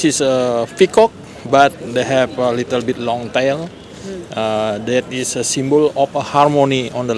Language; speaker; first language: English; non-native, learner; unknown